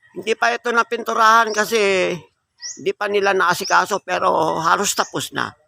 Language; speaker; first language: Filipino; native; Filipino